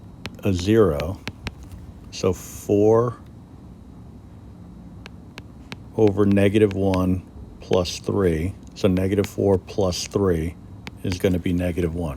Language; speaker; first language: English; native; English